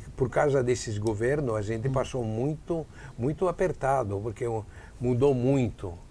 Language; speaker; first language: Portuguese; non-native, fluent; Italian